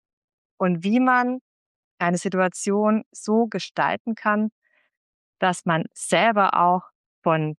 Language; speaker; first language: German; native; German